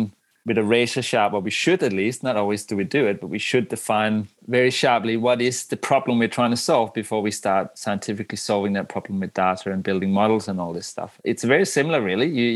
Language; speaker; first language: English; non-native, fluent; Danish